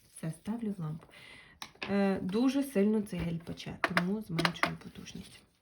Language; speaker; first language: Ukrainian; non-native, local second language; Russian